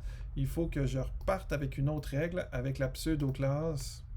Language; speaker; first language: French; native; French